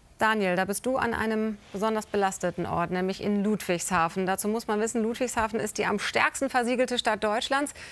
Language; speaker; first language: German; native; German